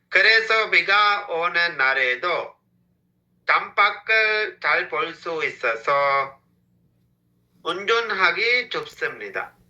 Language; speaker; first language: Korean; non-native, fluent; Sinhala